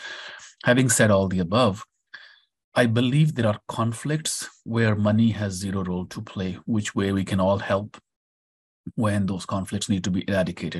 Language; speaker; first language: English; non-native, local second language; Punjabi